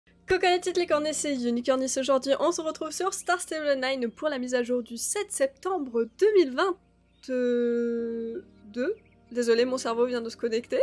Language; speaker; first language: French; native; French